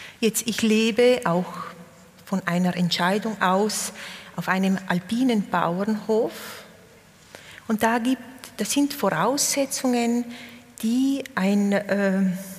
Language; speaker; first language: German; non-native, local second language; Ladin